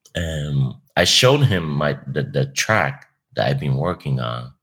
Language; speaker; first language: English; non-native, fluent; Japanese